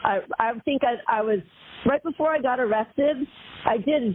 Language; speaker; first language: English; native; English